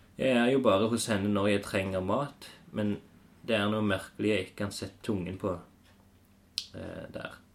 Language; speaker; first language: Norwegian; native; Norwegian